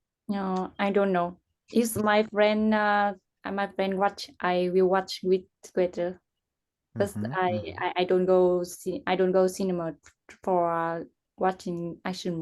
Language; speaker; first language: English; non-native, learner; Vietnamese